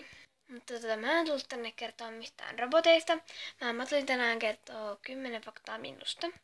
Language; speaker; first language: Finnish; native; Finnish